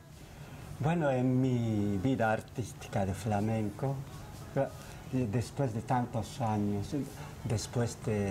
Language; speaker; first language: Spanish; non-native, fluent; Japanese